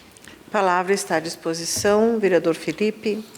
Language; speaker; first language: Portuguese; native; Portuguese